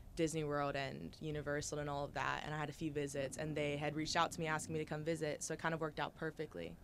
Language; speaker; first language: English; native; English